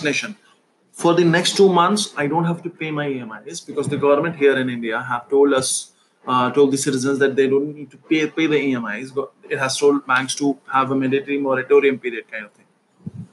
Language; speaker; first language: English; non-native, local second language; Hindi